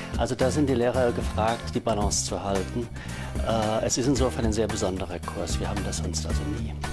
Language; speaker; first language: German; native; German